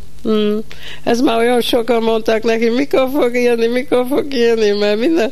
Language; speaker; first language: Hungarian; early bilingual, heritage; Hungarian